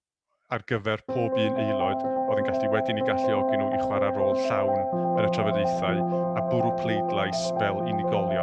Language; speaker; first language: Welsh; native; Welsh